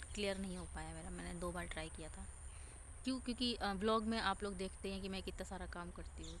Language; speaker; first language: Hindi; native; Hindi